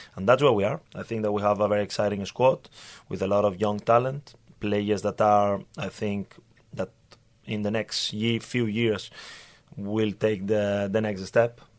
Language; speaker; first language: English; non-native, fluent; Spanish